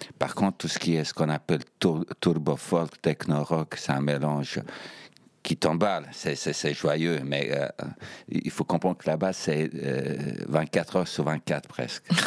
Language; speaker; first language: French; early bilingual, other home language; Bosnian